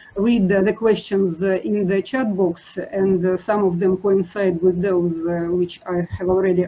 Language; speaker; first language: English; non-native, fluent; Russian